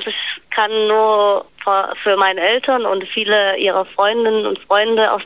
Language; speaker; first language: German; native; German